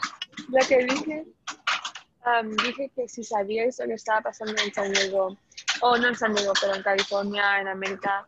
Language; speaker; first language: Spanish; early bilingual, heritage; Spanish